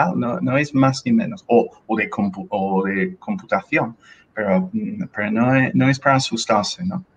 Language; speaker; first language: Spanish; non-native, fluent; English